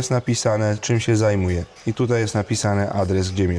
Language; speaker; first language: Polish; early bilingual, heritage; Polish